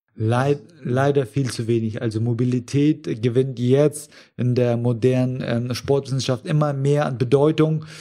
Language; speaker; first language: German; early bilingual, other home language; Russian